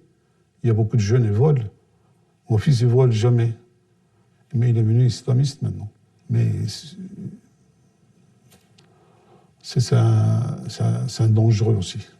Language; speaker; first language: French; non-native, learner; Turkish